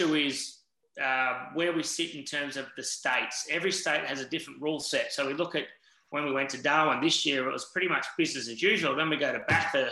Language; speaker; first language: English; native; English